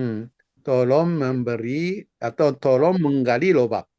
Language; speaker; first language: Indonesian; non-native, fluent; Japanese